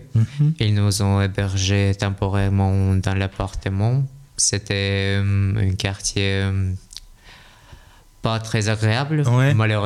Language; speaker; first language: French; non-native, fluent; Russian